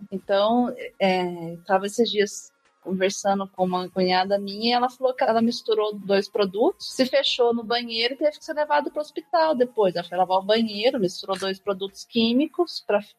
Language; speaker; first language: Portuguese; native; Portuguese